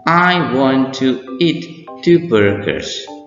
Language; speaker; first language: English; non-native, fluent; Indonesian